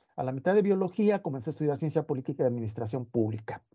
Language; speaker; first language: Spanish; native; Spanish